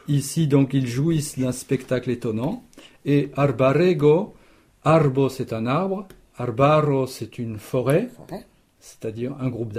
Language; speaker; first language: French; native; French